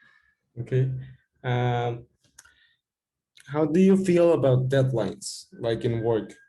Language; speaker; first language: English; non-native, fluent; Spanish